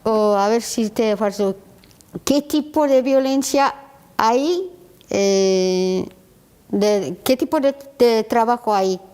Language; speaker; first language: Spanish; non-native, learner; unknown